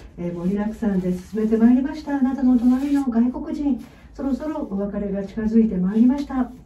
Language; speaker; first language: Japanese; native; Japanese